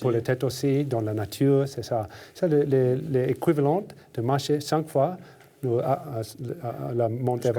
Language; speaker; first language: French; non-native, learner; English